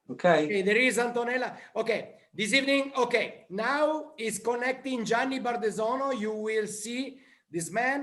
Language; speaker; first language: English; non-native, learner; Italian